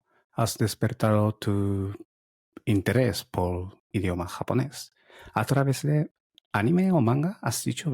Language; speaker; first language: Spanish; non-native, learner; Japanese